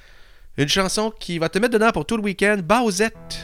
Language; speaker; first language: French; native; French